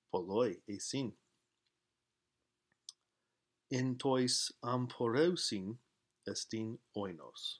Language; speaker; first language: Greek; non-native, fluent; English